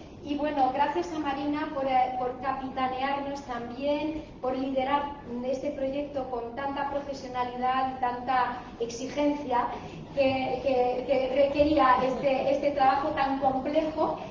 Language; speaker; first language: Spanish; native; Spanish